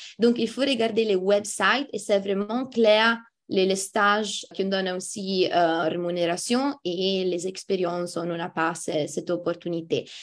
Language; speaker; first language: French; non-native, fluent; Italian